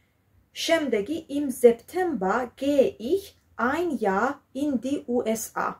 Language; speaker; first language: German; non-native, fluent; Georgian